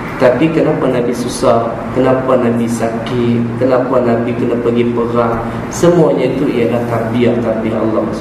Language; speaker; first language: Malay; native; Malay